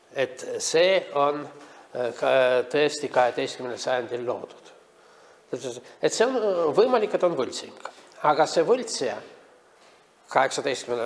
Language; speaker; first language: Estonian; non-native, local second language; Russian